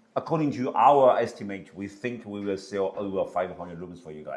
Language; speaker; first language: English; non-native, learner; Chinese